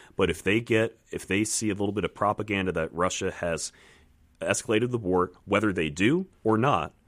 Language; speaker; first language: English; native; English